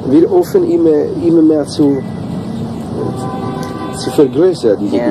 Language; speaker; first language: German; non-native, learner; Italian